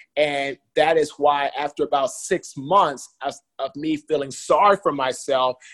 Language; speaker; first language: English; native; English